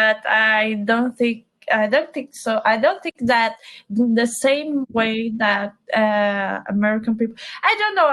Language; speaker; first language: English; non-native, learner; Portuguese